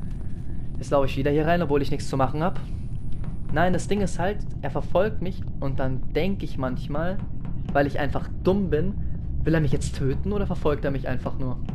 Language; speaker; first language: German; native; German